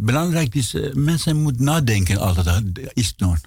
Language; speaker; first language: Dutch; non-native, learner; Persian